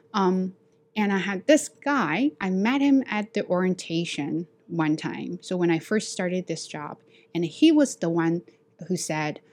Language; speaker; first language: English; non-native, fluent; Chinese